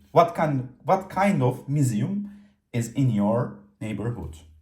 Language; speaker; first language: English; non-native, fluent; Turkish